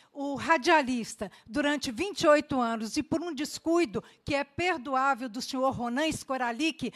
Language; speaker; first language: Portuguese; native; Portuguese